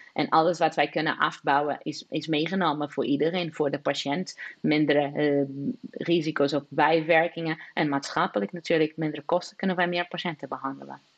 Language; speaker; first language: Dutch; non-native, fluent; Portuguese